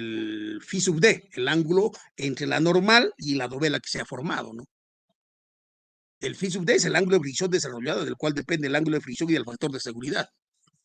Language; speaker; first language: Spanish; native; Spanish